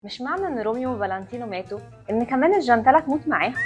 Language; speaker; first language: Arabic; native; Arabic